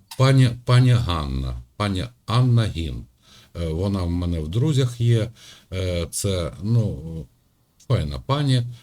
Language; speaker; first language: Ukrainian; native; Ukrainian